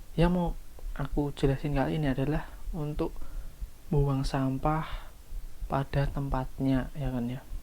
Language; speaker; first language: Indonesian; native; Indonesian